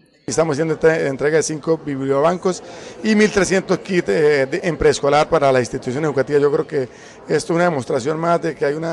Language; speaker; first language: Spanish; native; Spanish